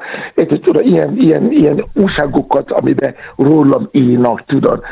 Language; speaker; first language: Hungarian; non-native, learner; Yoruba